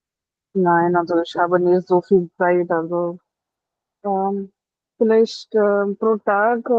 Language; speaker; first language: German; non-native, learner; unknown